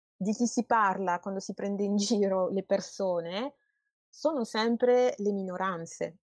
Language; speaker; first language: Italian; non-native, fluent; French